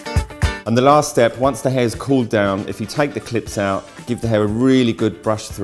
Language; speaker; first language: English; native; English